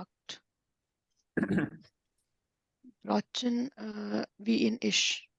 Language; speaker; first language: German; non-native, learner; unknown